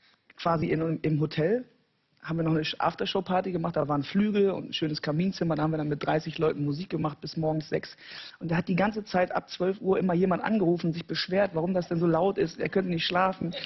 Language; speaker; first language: German; native; German